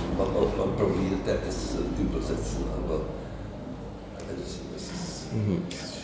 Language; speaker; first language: German; non-native, learner; Czech